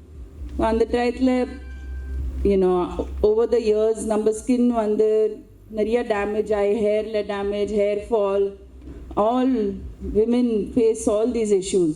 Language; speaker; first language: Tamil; non-native, local second language; Hindi